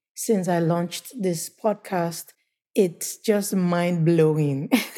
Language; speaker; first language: English; non-native, local second language; Igbo